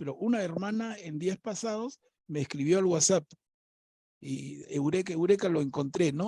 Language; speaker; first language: Spanish; native; Spanish